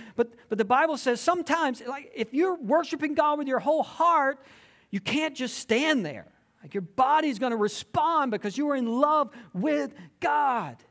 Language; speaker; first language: English; native; English